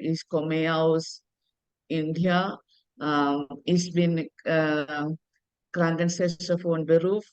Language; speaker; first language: German; non-native, learner; Malayalam